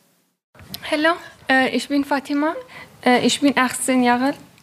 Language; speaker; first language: German; non-native, learner; Persian